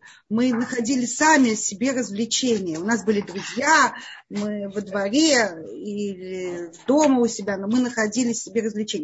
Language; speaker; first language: Russian; native; Russian